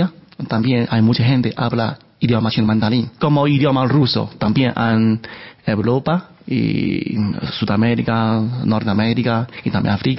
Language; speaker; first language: Spanish; non-native, learner; Chinese